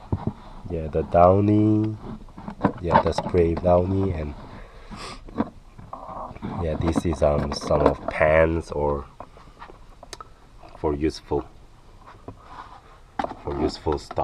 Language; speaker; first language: English; non-native, learner; Korean